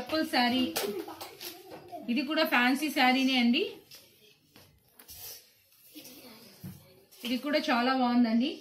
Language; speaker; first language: Telugu; native; Telugu